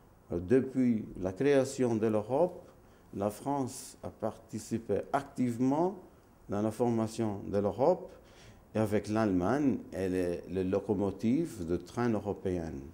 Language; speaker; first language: French; non-native, fluent; Maltese